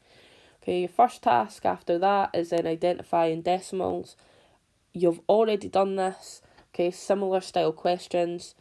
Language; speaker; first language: English; native; English